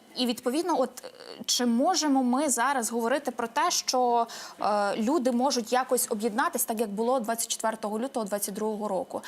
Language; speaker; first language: Ukrainian; native; Ukrainian